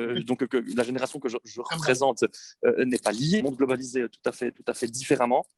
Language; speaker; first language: French; native; French